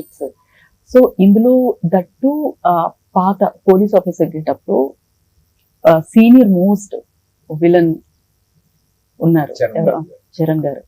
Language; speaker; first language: Telugu; native; Telugu